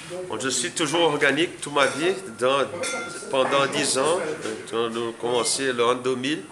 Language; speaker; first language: French; non-native, learner; Portuguese